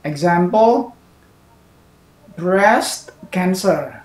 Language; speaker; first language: English; non-native, fluent; Indonesian